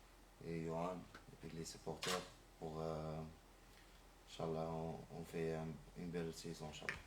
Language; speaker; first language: French; non-native, learner; Arabic